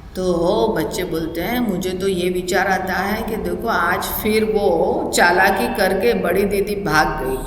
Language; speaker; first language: Hindi; non-native, local second language; Gujarati